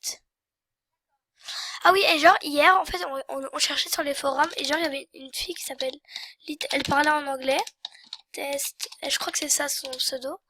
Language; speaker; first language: French; native; French